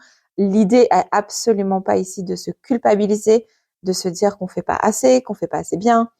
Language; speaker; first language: French; native; French